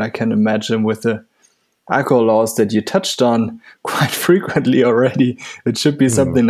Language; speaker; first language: English; non-native, fluent; German